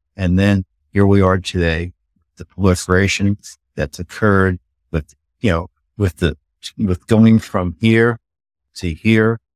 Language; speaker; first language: English; native; English